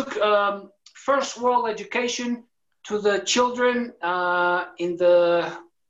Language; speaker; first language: English; non-native, fluent; Spanish